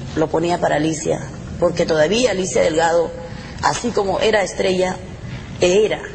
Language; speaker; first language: Spanish; native; Spanish